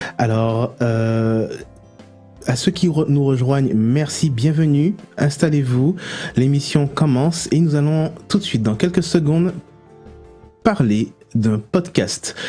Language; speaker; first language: French; native; French